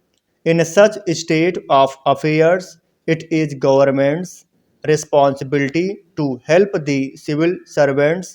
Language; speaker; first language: English; non-native, local second language; Hindi